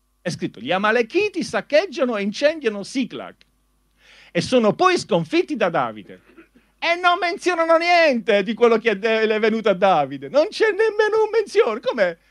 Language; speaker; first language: Italian; native; Italian